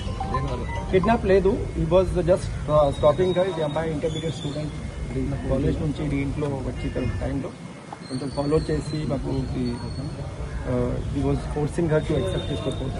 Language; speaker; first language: Telugu; non-native, learner; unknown